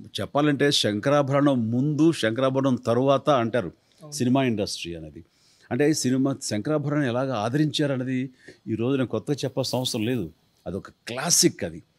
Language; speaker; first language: Telugu; native; Telugu